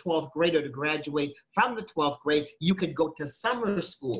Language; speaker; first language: English; native; English